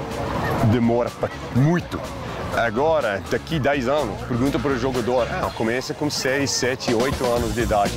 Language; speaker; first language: Portuguese; non-native, learner; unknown